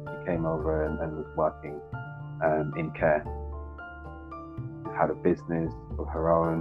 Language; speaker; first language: English; native; English